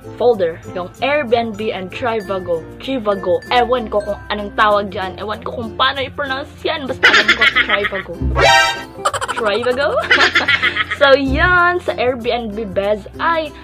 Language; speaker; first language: Filipino; non-native, local second language; Cebuano